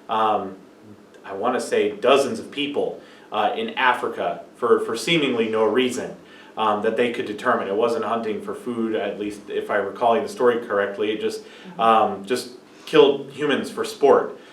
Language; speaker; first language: English; native; English